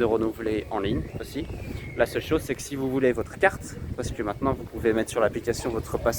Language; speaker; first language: French; native; French